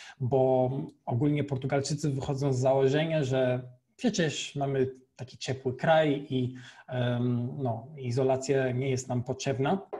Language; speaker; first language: Polish; non-native, fluent; Portuguese